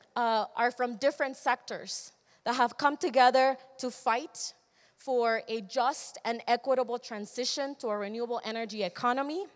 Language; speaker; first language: English; early bilingual, other home language; Spanish